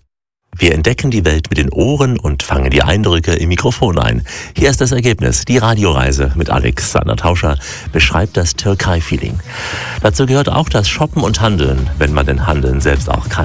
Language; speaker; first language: German; native; German